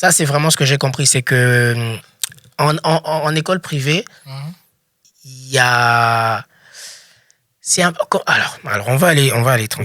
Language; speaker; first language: French; native; French